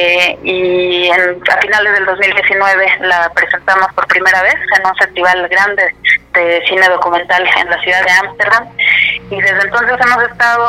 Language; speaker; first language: Spanish; native; Spanish